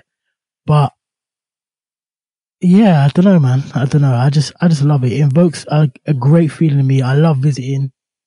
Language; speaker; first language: English; native; English